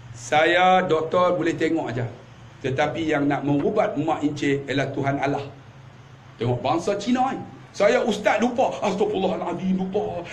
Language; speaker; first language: Malay; native; Malay